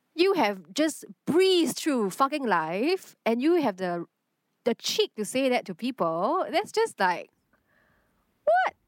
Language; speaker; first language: English; non-native, local second language; Chinese